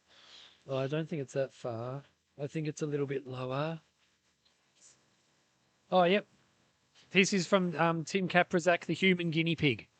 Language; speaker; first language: English; native; English